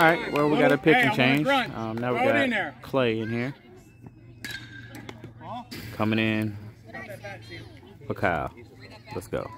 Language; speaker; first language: English; native; English